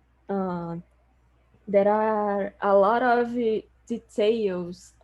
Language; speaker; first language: English; non-native, learner; Portuguese